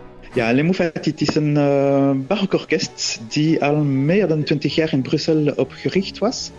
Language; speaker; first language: Dutch; non-native, local second language; French